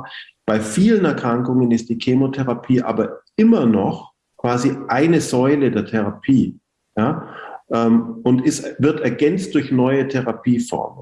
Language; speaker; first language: German; native; German